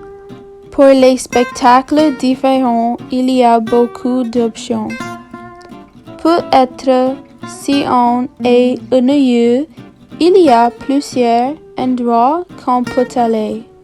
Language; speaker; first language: French; non-native, learner; English